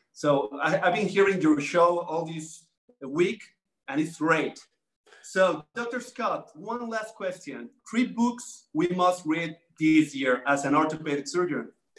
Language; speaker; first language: English; non-native, fluent; Spanish